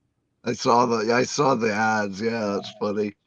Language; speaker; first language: English; native; English